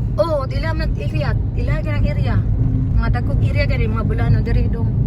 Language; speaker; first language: Filipino; non-native, local second language; Cebuano